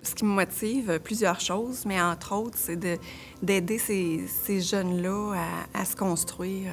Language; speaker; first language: French; native; French